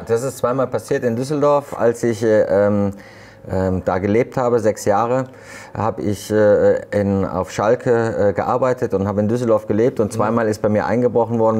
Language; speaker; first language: German; native; German